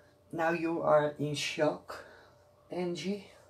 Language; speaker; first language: English; non-native, fluent; Dutch